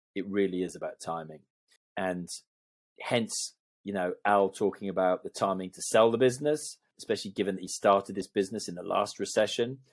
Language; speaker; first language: English; native; English